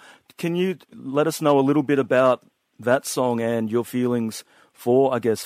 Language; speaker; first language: English; native; English